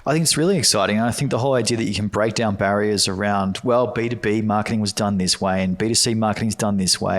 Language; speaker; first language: English; native; English